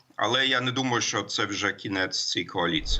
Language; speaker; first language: Ukrainian; non-native, fluent; German